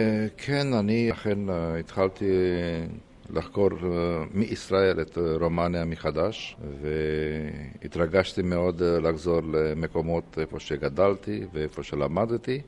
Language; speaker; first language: Hebrew; non-native, fluent; Romanian